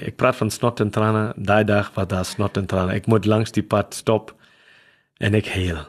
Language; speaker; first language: Afrikaans; non-native, local second language; English